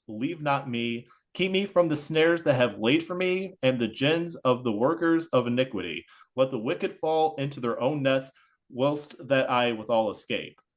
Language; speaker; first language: English; native; English